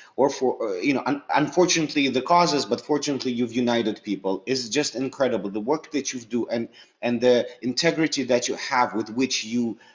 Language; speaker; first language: English; early bilingual, other home language; Russian